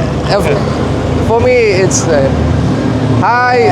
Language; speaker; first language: English; non-native, local second language; Telugu